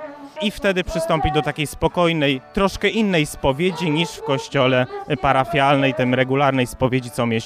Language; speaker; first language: Polish; native; Polish